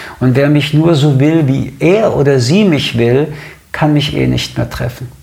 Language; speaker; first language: German; early bilingual, other home language; French